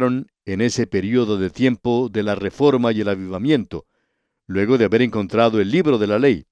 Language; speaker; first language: Spanish; native; Spanish